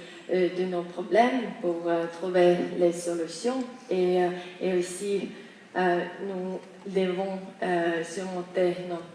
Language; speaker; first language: French; non-native, fluent; Estonian